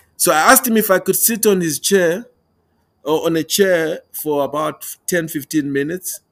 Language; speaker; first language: English; non-native, local second language; Tumbuka